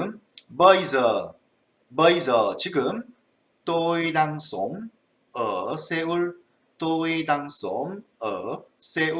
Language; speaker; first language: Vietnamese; non-native, fluent; Korean